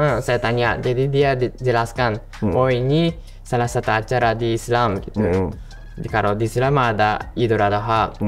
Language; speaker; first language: Indonesian; non-native, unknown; Japanese